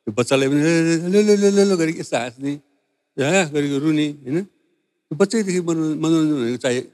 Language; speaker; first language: Nepali; non-native, local second language; Newari